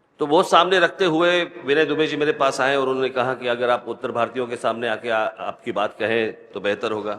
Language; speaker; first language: Hindi; non-native, local second language; Marathi